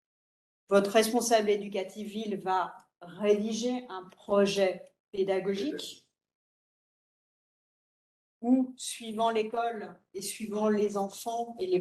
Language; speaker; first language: French; native; French